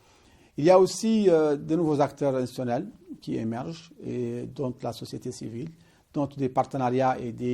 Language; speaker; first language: French; non-native, local second language; Arabic